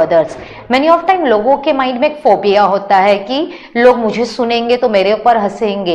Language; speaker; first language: Hindi; native; Hindi